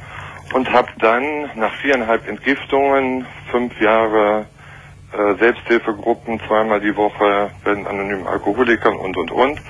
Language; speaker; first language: German; native; German